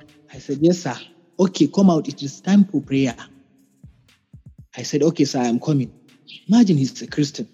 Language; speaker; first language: English; non-native, local second language; Hausa